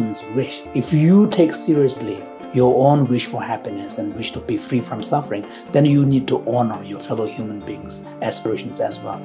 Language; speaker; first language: English; non-native, local second language; Tibetan